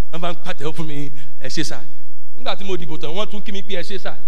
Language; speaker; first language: English; non-native, local second language; Yoruba